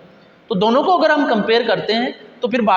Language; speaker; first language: Hindi; native; Hindi